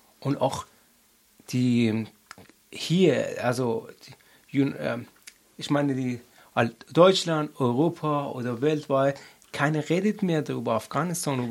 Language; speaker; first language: German; non-native, learner; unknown